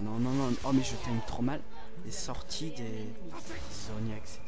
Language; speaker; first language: French; native; French